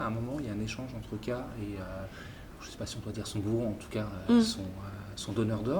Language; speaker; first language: French; native; French